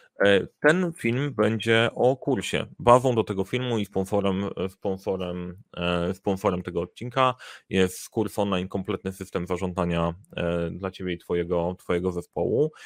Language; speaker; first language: Polish; native; Polish